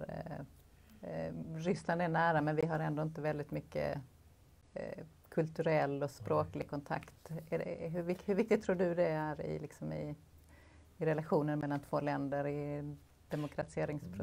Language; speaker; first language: Swedish; native; Swedish